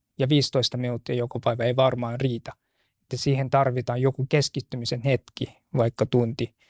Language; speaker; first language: Finnish; non-native, fluent; Japanese